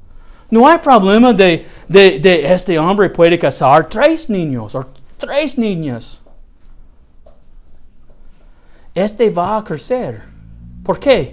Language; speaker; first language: Spanish; non-native, learner; English